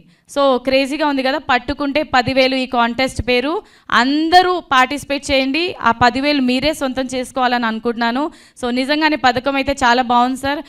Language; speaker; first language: Telugu; native; Telugu